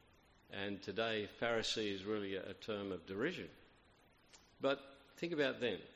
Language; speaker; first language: English; native; English